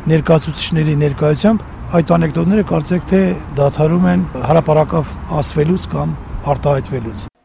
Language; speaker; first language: Armenian; non-native, local second language; Kurdish